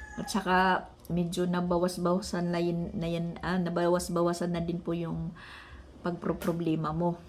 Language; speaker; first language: Filipino; non-native, local second language; Waray